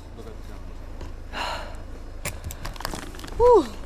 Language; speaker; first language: English; non-native, learner; Polish